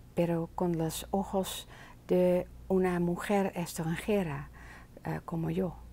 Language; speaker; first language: Spanish; non-native, learner; Dutch